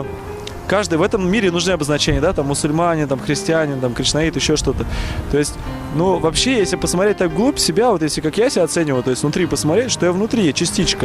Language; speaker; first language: Russian; native; Russian